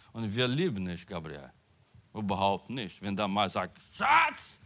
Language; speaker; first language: German; non-native, learner; Portuguese